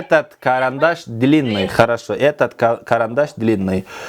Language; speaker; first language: Russian; non-native, local second language; Kyrgyz